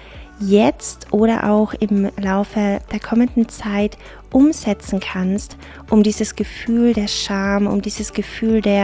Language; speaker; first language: German; native; German